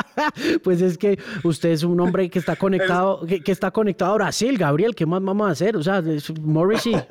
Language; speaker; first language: Spanish; native; Spanish